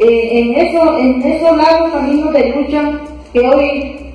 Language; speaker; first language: Spanish; non-native, fluent; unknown